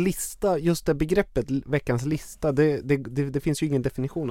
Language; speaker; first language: Swedish; native; Swedish